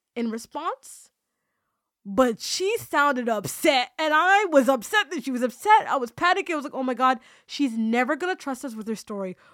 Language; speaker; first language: English; native; English